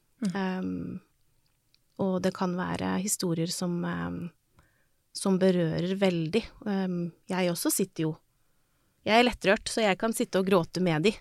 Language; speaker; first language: Norwegian; native; Norwegian